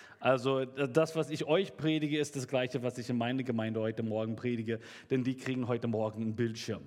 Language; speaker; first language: German; native; German